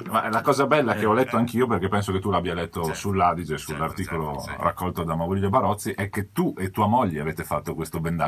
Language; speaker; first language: Italian; native; Italian